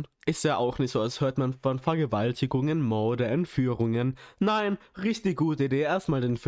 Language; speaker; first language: German; native; German